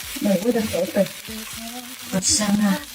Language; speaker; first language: Chinese; native; Chinese